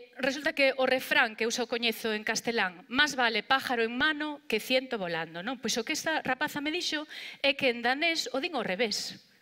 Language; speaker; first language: Galician; non-native, local second language; Spanish